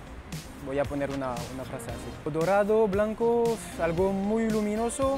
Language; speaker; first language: Spanish; early bilingual, heritage; French